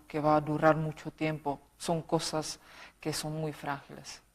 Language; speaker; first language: Spanish; non-native, fluent; Czech